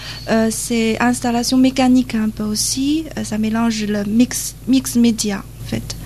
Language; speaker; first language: French; non-native, learner; Chinese